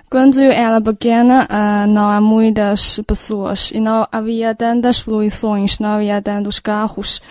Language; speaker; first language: Portuguese; non-native, learner; Chinese